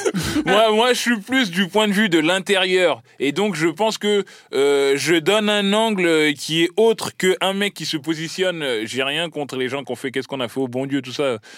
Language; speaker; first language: French; native; French